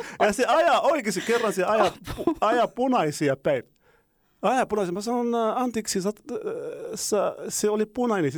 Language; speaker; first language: Finnish; non-native, fluent; Arabic